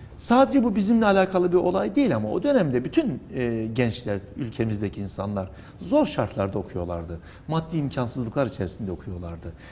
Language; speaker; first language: Turkish; native; Turkish